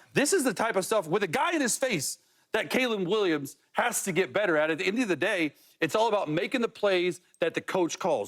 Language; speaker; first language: English; native; English